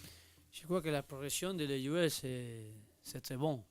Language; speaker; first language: French; non-native, learner; Spanish